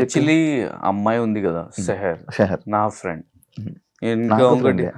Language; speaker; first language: Telugu; non-native, learner; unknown